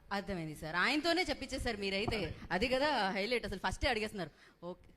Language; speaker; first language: Telugu; native; Telugu